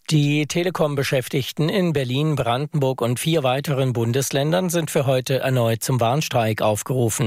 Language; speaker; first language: German; native; German